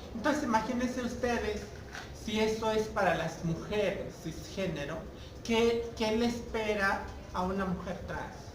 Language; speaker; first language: Spanish; non-native, local second language; Nahuatl languages